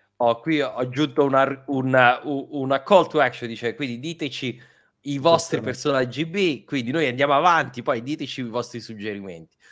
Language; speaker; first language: Italian; native; Italian